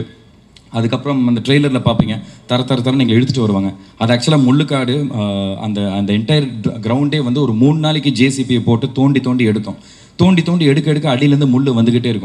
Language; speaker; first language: Tamil; native; Tamil